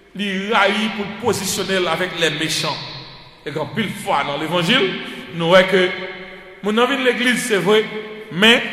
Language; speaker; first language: French; native; French